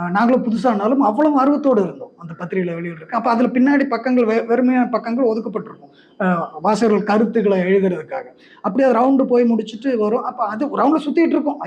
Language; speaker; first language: Tamil; non-native, local second language; Malayalam